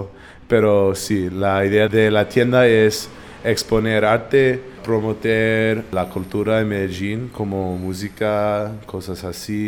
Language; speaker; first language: Spanish; non-native, fluent; English